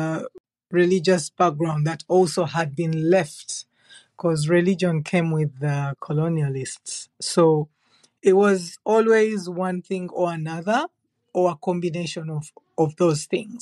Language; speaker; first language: English; non-native, local second language; Ganda